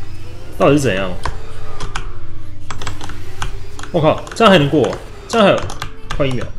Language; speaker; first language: Chinese; native; Chinese